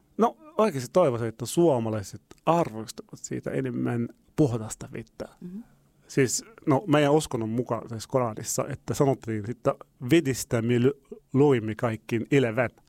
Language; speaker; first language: Finnish; non-native, fluent; Arabic